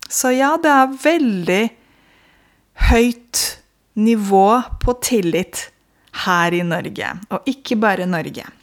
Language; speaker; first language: Norwegian; non-native, fluent; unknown